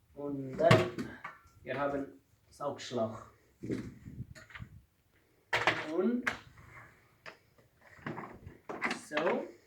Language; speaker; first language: German; non-native, learner; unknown